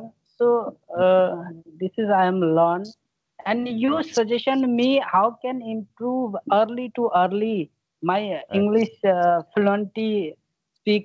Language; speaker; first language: English; non-native, learner; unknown